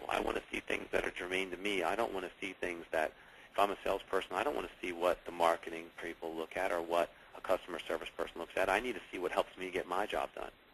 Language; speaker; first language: English; native; English